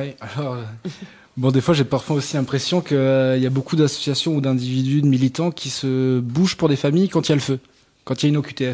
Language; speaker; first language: French; native; French